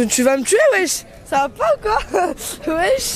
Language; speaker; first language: French; native; French